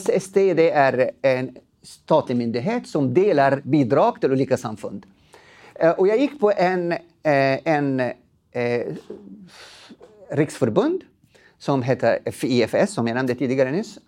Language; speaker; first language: Swedish; non-native, fluent; Arabic